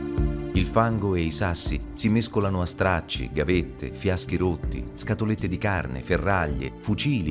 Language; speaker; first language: Italian; native; Italian